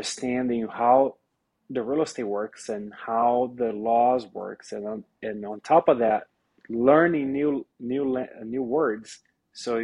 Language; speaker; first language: English; non-native, fluent; Portuguese